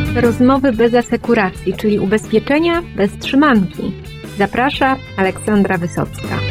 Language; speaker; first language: Polish; native; Polish